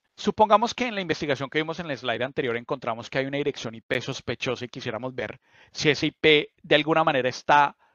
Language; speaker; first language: Spanish; native; Spanish